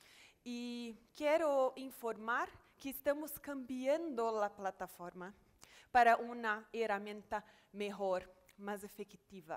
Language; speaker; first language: Spanish; non-native, fluent; Portuguese